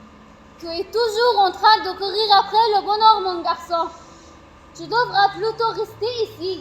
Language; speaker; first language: French; non-native, learner; Arabic